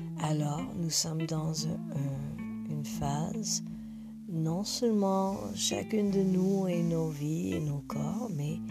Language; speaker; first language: French; non-native, fluent; English